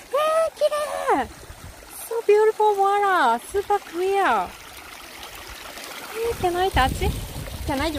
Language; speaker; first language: English; non-native, learner; Japanese